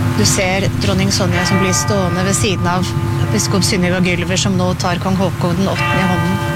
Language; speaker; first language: Norwegian; native; Norwegian